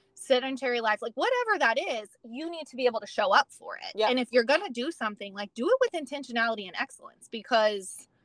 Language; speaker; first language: English; native; English